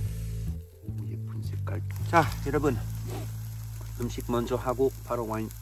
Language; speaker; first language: Korean; non-native, learner; French